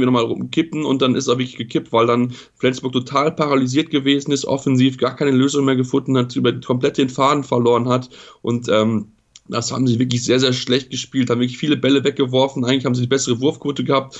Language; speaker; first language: German; native; German